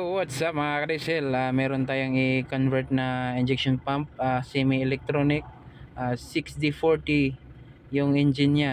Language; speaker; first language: Filipino; non-native, local second language; Cebuano